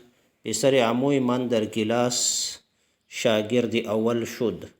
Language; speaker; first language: Persian; non-native, fluent; Urdu